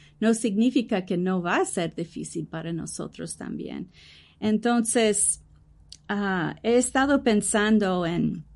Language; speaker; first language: Spanish; early bilingual, heritage; English